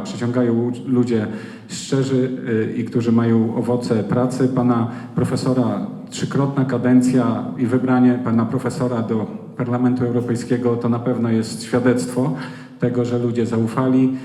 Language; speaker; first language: Polish; native; Polish